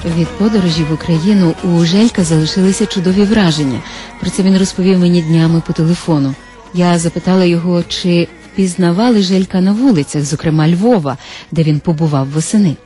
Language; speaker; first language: Ukrainian; native; Ukrainian